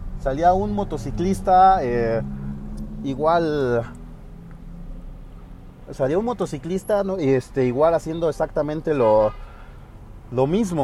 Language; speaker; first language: Spanish; native; Spanish